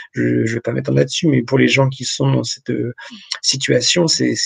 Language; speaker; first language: French; native; French